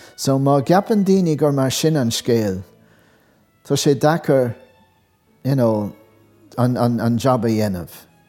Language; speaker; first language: Irish; non-native, local second language; English